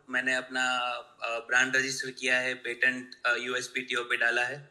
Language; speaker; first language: Hindi; non-native, local second language; Gujarati